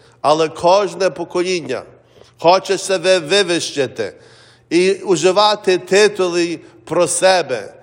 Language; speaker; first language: Ukrainian; early bilingual, heritage; Ukrainian